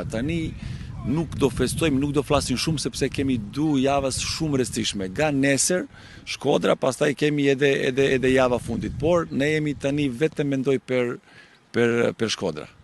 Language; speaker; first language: Albanian; non-native, learner; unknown